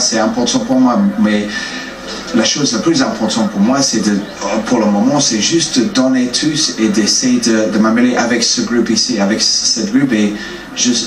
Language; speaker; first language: French; non-native, fluent; English